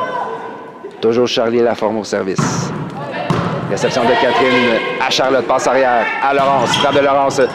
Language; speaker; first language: French; native; French